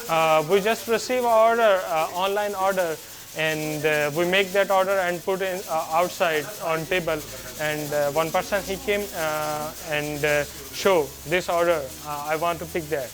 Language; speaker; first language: English; non-native, learner; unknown